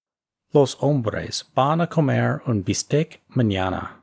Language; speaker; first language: Spanish; non-native, fluent; English